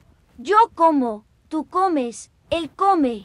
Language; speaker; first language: Spanish; non-native, learner; English